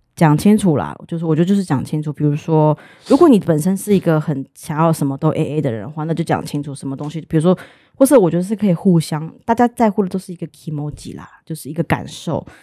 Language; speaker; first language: Chinese; native; Chinese